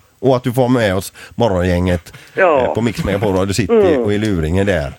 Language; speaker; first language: Swedish; native; Swedish